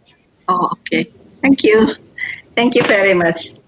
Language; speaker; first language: English; non-native, learner; Indonesian